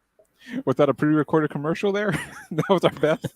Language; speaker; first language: English; native; English